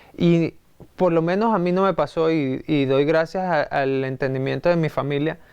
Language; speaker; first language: Spanish; native; Spanish